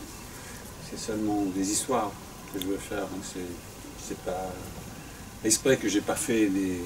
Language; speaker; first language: French; non-native, fluent; English